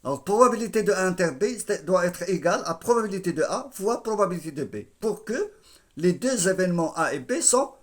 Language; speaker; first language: French; non-native, local second language; Arabic